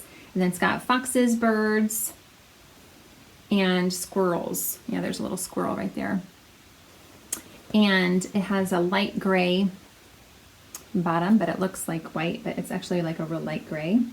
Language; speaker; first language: English; native; English